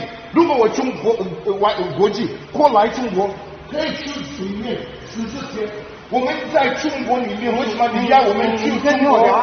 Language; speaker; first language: Chinese; non-native, learner; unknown